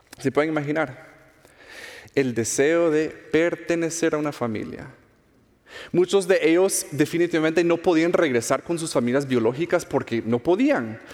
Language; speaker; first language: Spanish; non-native, fluent; English